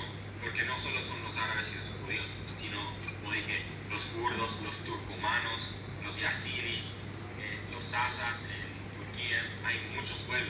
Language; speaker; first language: Spanish; non-native, fluent; English